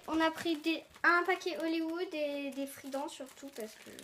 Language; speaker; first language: French; native; French